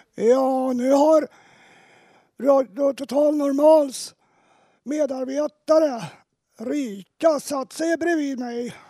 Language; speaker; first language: Swedish; native; Swedish